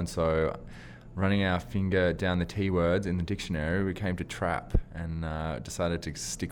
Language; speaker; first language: English; native; English